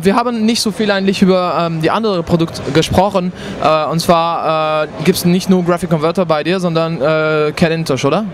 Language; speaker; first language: German; non-native, fluent; French